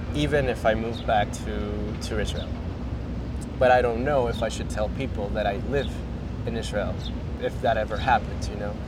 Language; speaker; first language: English; non-native, fluent; Spanish